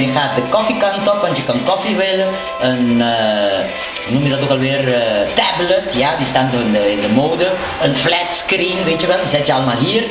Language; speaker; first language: Dutch; non-native, local second language; Papiamento